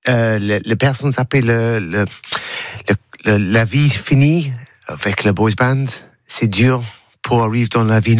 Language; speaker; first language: French; non-native, learner; English